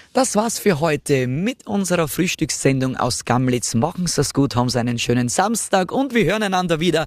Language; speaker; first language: German; native; German